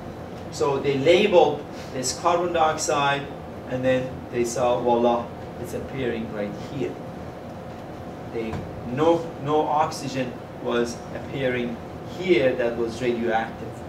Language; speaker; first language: English; non-native, fluent; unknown